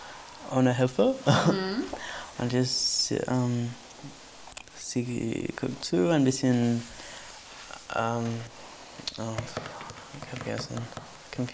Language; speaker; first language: German; non-native, learner; English